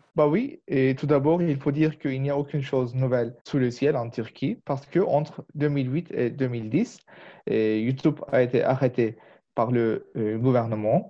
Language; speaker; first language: French; non-native, fluent; Turkish